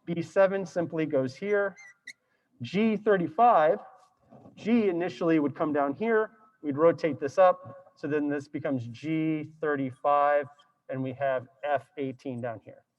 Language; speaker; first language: English; native; English